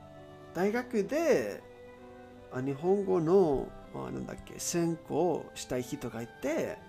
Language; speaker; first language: Japanese; non-native, learner; Spanish